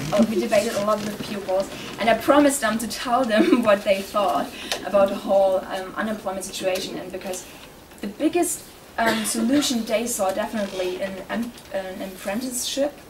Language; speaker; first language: English; non-native, fluent; German